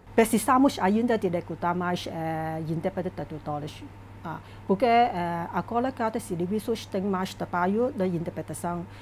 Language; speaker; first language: Portuguese; non-native, local second language; Cantonese